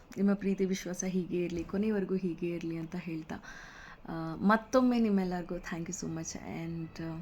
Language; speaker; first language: Kannada; non-native, local second language; Kodava